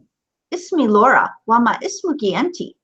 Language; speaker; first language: Arabic; non-native, fluent; English